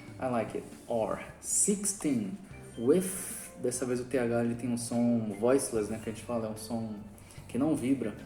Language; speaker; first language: Portuguese; native; Portuguese